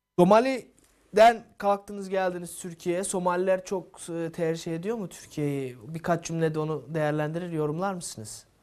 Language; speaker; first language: Turkish; native; Turkish